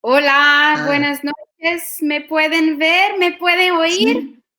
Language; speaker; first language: Spanish; non-native, learner; Portuguese